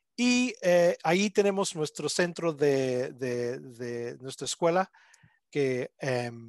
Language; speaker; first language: Spanish; non-native, fluent; English